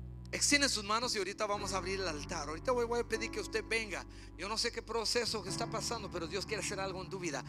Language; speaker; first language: Spanish; early bilingual, heritage; Spanish